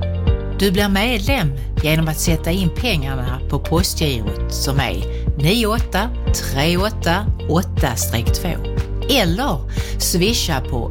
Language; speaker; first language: Swedish; native; Swedish